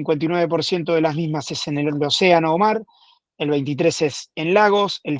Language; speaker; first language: Spanish; native; Spanish